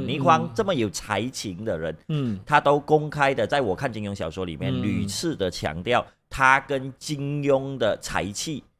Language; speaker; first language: Chinese; native; Chinese